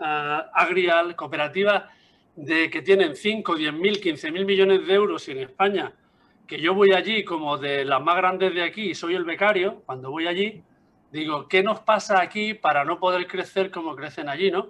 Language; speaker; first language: Spanish; native; Spanish